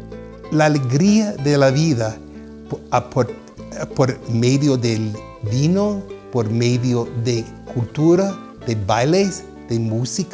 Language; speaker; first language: Spanish; non-native, fluent; English